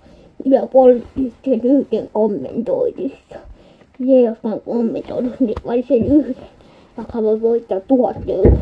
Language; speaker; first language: Finnish; non-native, learner; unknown